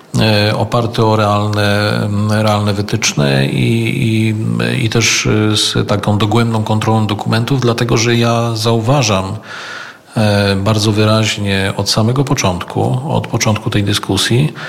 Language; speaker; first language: Polish; native; Polish